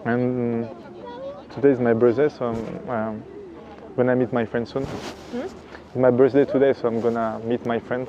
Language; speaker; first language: English; non-native, fluent; French